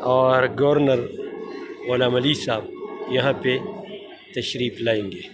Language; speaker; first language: Urdu; non-native, local second language; Pashto